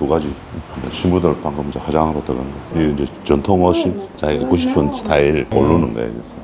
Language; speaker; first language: Korean; native; Korean